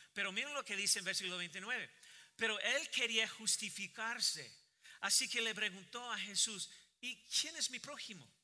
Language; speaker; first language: Spanish; non-native, fluent; English